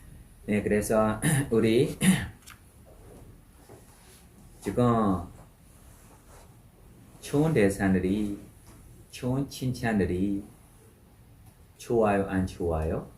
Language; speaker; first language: Korean; non-native, learner; Burmese